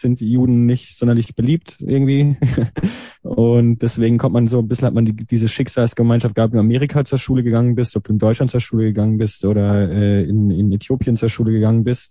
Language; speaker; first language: German; native; German